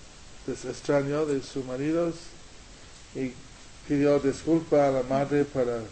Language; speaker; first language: Spanish; non-native, learner; English